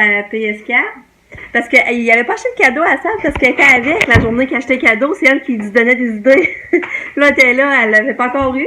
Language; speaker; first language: French; native; French